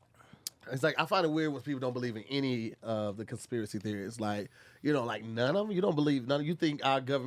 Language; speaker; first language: English; native; English